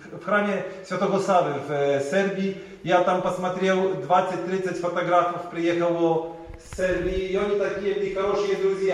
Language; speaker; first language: Russian; non-native, learner; Polish